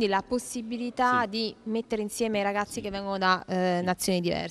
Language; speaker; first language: Italian; native; Italian